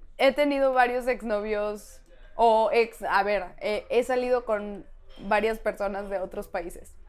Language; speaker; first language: Spanish; native; Spanish